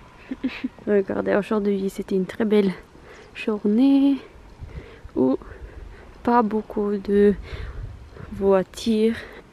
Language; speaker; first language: French; non-native, learner; Norwegian